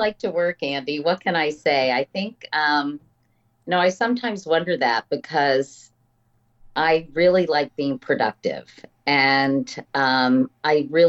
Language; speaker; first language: English; native; English